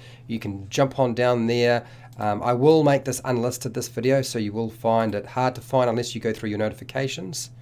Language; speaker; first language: English; native; English